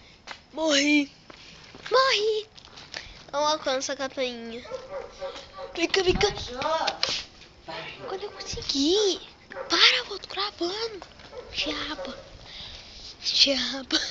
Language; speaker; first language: Portuguese; native; Portuguese